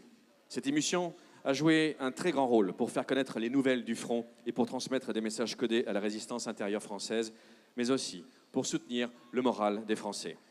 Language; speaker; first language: French; native; French